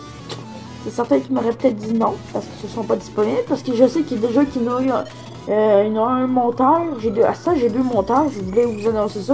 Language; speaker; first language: French; native; French